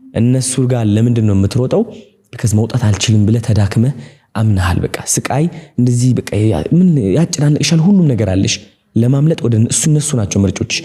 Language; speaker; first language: Amharic; non-native, local second language; Tigrinya